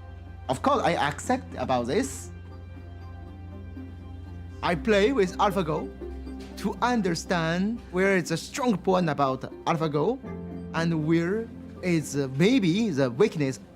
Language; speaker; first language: English; non-native, learner; Chinese